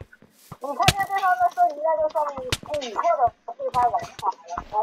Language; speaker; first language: Chinese; native; Chinese